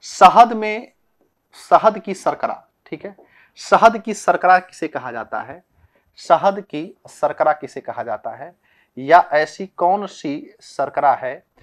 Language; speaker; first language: Hindi; native; Hindi